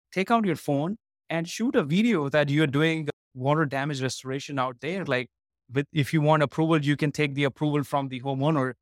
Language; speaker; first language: English; non-native, local second language; Hindi